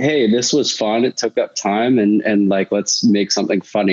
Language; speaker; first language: English; native; English